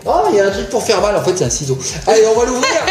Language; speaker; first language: French; native; French